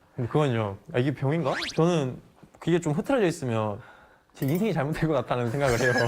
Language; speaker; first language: Korean; native; Korean